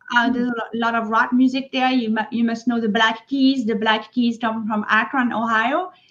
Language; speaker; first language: English; non-native, fluent; French